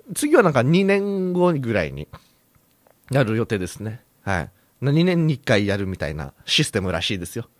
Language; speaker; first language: Japanese; native; Japanese